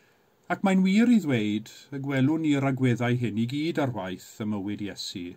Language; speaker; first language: Welsh; native; Welsh